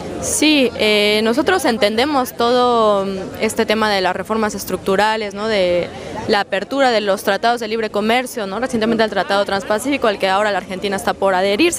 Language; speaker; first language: Spanish; native; Spanish